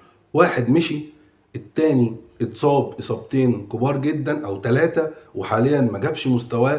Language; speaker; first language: Arabic; native; Arabic